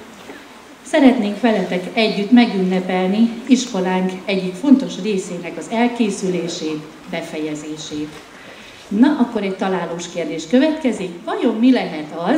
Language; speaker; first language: Hungarian; native; Hungarian